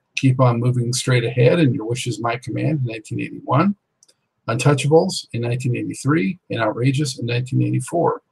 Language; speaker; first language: English; native; English